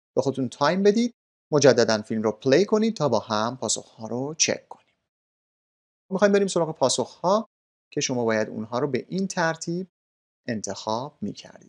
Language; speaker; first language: Persian; native; Persian